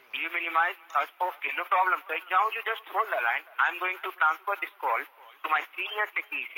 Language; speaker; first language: English; non-native, learner; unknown